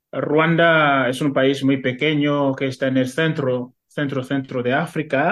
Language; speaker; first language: Spanish; non-native, fluent; Kinyarwanda